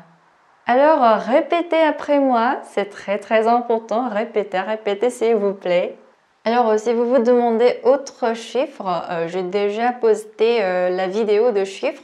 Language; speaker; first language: French; non-native, learner; Korean